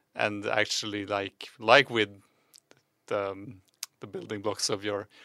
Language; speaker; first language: English; non-native, fluent; Norwegian